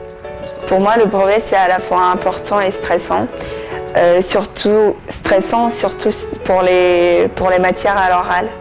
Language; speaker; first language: French; early bilingual, other home language; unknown